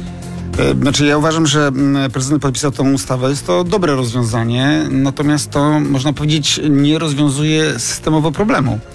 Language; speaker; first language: Polish; native; Polish